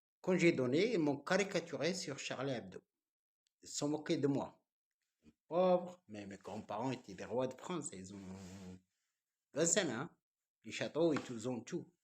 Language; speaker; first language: French; non-native, local second language; Arabic